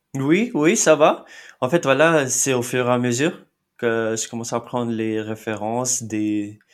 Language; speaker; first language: French; non-native, fluent; Marathi